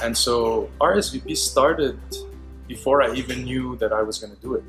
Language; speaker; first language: English; non-native, local second language; Arabic